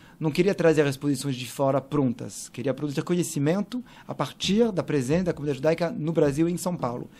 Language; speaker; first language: Portuguese; non-native, fluent; French